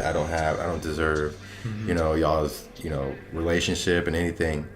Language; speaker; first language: English; native; English